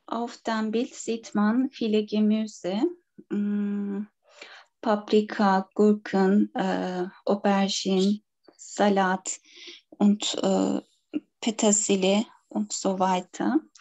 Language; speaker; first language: German; non-native, learner; Turkish